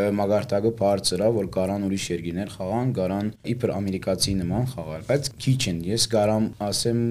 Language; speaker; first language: Armenian; early bilingual, heritage; Armenian